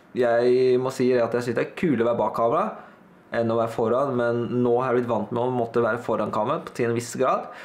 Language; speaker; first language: Norwegian; early bilingual, other home language; Thai